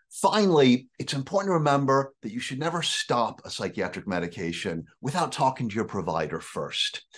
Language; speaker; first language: English; native; English